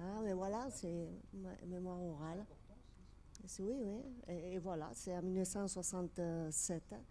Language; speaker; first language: French; non-native, fluent; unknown